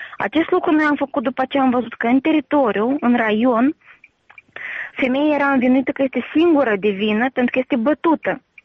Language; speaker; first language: Romanian; native; Romanian